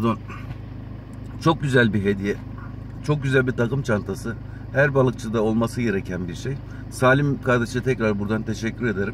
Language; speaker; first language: Turkish; native; Turkish